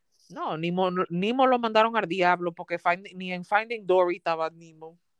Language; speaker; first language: Spanish; early bilingual, heritage; Spanish